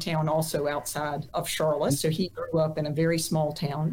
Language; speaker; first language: English; native; English